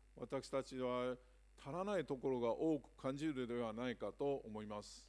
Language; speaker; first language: Japanese; non-native, fluent; Chinese